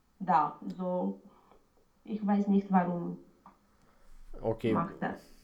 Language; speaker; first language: German; non-native, learner; Romanian